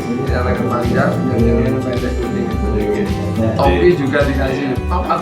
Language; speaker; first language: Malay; non-native, local second language; Javanese